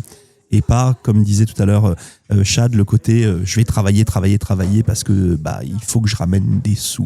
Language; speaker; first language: French; native; French